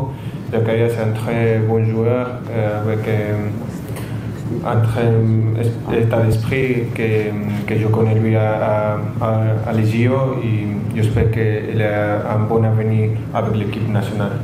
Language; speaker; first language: French; non-native, fluent; Spanish